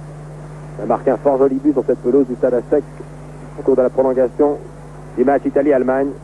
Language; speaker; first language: French; native; French